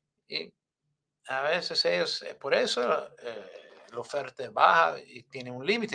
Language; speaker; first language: Spanish; non-native, learner; English